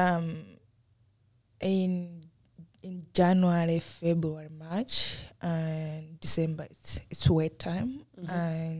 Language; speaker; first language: English; non-native, local second language; Tumbuka